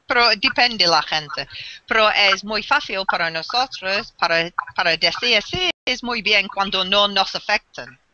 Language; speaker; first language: Spanish; non-native, learner; English